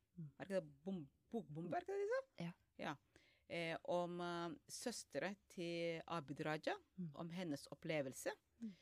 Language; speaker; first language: Norwegian; non-native, fluent; Somali